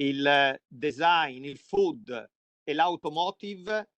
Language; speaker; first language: Italian; native; Italian